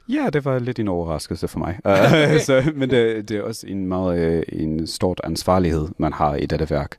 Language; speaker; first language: Danish; non-native, fluent; English